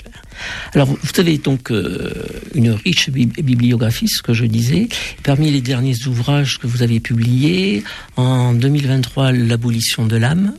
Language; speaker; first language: French; native; French